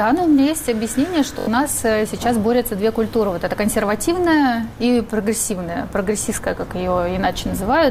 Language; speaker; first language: Russian; native; Russian